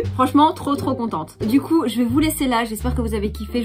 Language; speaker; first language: French; native; French